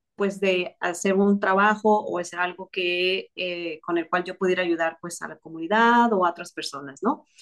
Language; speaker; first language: Spanish; native; Spanish